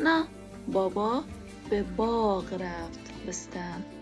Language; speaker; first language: Persian; non-native, fluent; Arabic